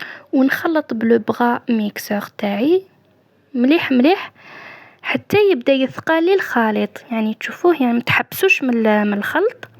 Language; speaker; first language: Arabic; native; Arabic